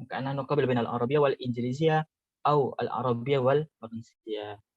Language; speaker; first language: Arabic; non-native, learner; Indonesian